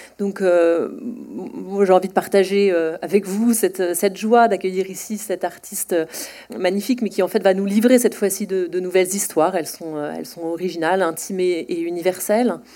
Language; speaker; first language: French; native; French